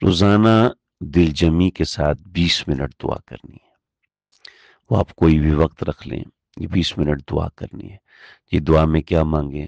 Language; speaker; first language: Urdu; native; Urdu